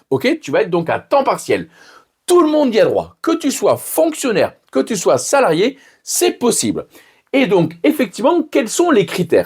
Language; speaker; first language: French; native; French